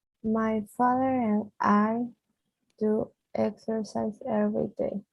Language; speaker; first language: English; non-native, learner; Portuguese